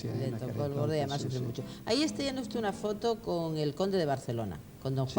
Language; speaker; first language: Spanish; native; Spanish